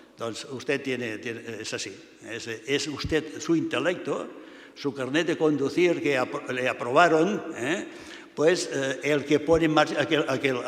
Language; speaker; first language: Spanish; non-native, local second language; Catalan